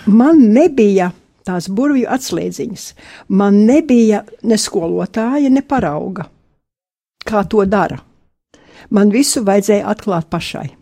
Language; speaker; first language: Latvian; early bilingual, heritage; Latvian